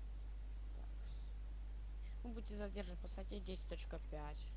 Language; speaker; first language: Russian; native; Russian